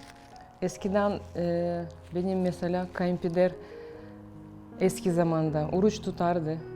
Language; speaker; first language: Turkish; non-native, fluent; Russian